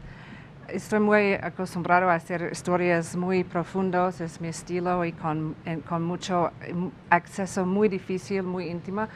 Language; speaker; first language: Spanish; non-native, fluent; English